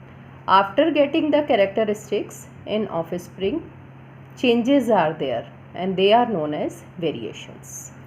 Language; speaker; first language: English; non-native, local second language; Gujarati